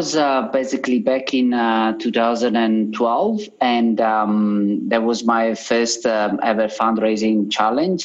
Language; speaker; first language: English; non-native, fluent; Italian